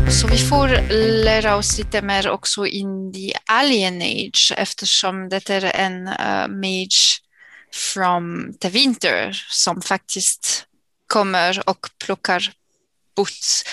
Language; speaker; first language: Swedish; non-native, fluent; English